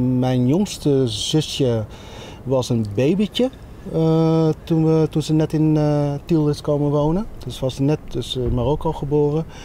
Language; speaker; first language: Dutch; early bilingual, other home language; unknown